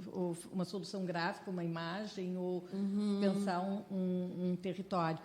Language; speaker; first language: Portuguese; native; Portuguese